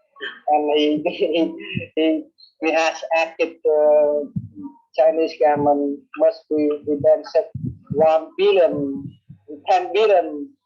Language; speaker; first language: English; non-native, learner; Vietnamese